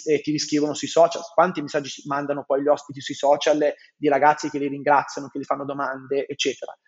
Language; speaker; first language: Italian; native; Italian